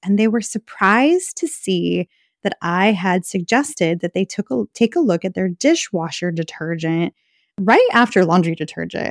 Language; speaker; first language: English; native; English